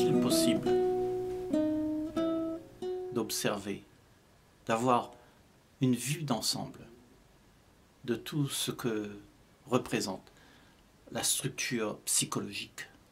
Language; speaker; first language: French; native; French